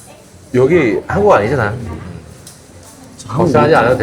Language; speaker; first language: Korean; native; Korean